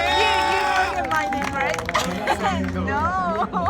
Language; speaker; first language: English; non-native, learner; Korean